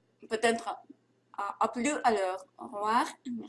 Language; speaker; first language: French; non-native, learner; Russian